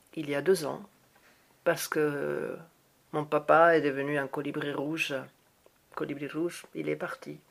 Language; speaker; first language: French; non-native, fluent; Spanish